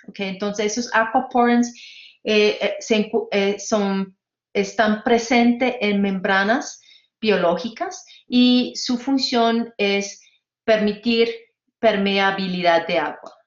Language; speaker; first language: Spanish; non-native, fluent; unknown